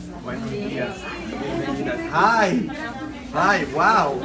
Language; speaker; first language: Spanish; non-native, fluent; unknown